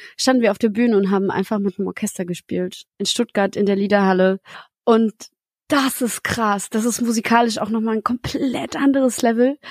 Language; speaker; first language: German; early bilingual, other home language; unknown